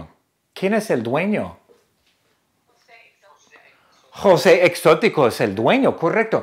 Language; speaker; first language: Spanish; non-native, fluent; English